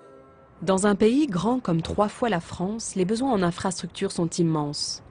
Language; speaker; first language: French; native; French